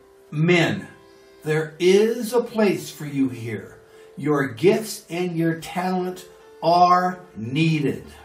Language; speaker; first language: English; native; English